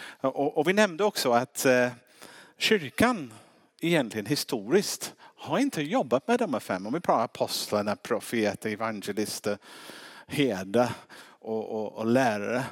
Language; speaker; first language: Swedish; non-native, fluent; English